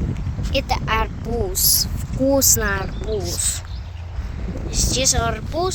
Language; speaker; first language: Russian; non-native, learner; English